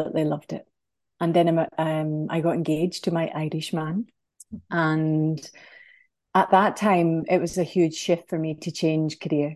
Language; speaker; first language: English; native; English